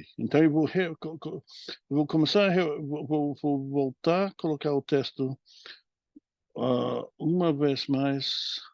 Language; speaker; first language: Portuguese; non-native, fluent; English